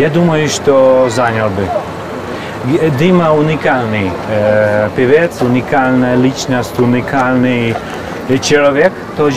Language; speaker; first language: Russian; non-native, fluent; Hungarian